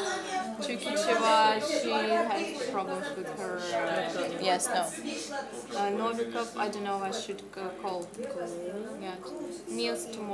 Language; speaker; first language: English; non-native, learner; Russian